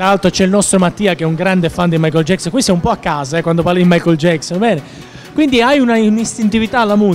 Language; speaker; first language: Italian; native; Italian